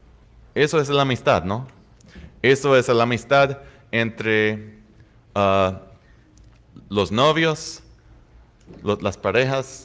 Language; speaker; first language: Spanish; non-native, fluent; English